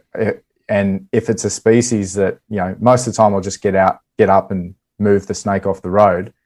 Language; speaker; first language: English; native; English